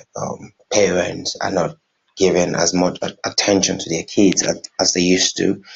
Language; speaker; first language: English; non-native, local second language; Yoruba